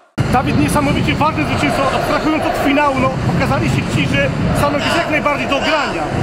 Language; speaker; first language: Polish; native; Polish